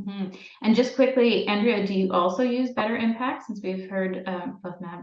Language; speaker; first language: English; native; English